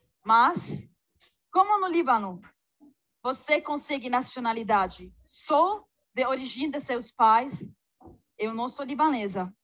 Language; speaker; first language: Portuguese; non-native, fluent; Arabic